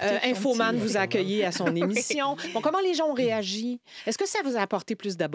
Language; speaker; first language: French; native; French